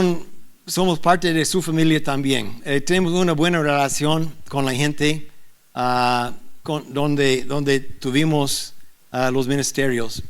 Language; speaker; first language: Spanish; non-native, learner; English